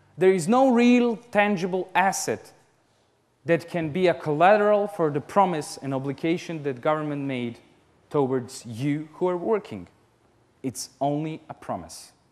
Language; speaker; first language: English; non-native, fluent; Serbian